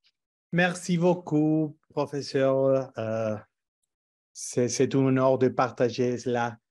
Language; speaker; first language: French; non-native, learner; Spanish